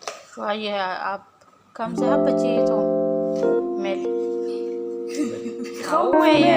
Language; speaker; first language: Arabic; non-native, learner; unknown